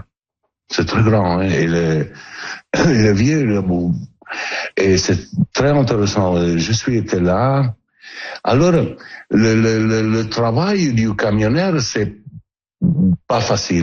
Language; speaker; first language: French; non-native, learner; Italian